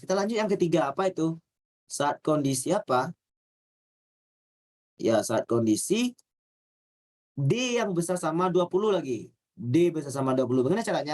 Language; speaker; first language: Indonesian; native; Indonesian